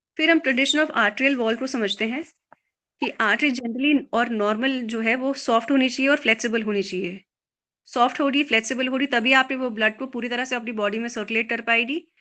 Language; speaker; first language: Hindi; native; Hindi